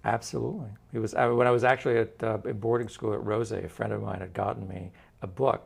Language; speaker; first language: English; non-native, fluent; Turkish